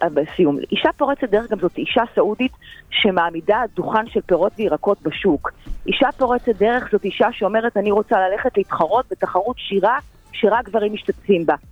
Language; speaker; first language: Hebrew; native; Hebrew